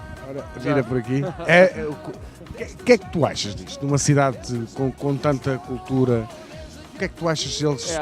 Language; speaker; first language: Portuguese; native; Portuguese